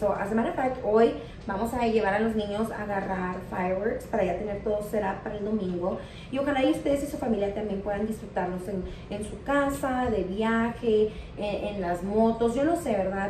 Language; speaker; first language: Spanish; early bilingual, heritage; Spanish